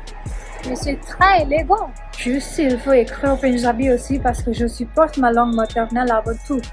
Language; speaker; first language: French; non-native, learner; Punjabi